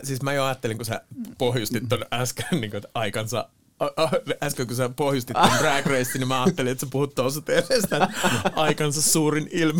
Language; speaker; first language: Finnish; native; Finnish